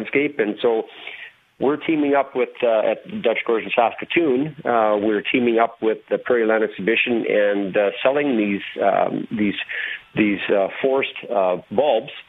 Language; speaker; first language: English; native; English